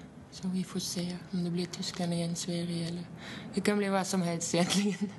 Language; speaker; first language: Swedish; non-native, fluent; German